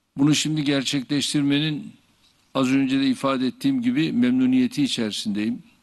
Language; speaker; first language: Turkish; native; Turkish